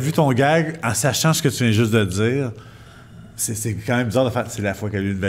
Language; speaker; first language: French; native; French